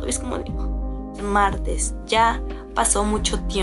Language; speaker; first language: Spanish; native; Spanish